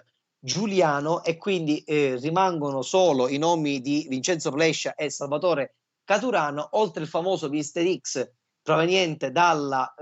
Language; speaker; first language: Italian; native; Italian